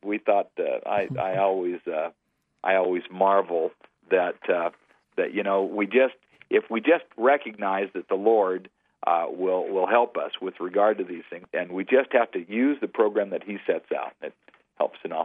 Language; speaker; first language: English; native; English